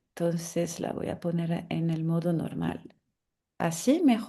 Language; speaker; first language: Spanish; non-native, fluent; French